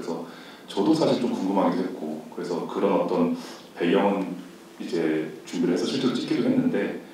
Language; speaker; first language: Korean; native; Korean